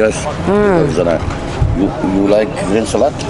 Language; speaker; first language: English; non-native, learner; Arabic